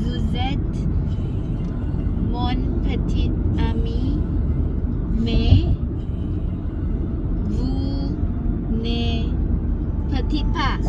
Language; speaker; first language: French; non-native, learner; English